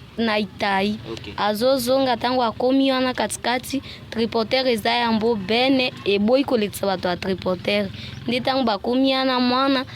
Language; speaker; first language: Lingala; native; Lingala